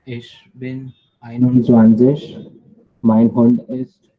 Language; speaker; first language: German; non-native, learner; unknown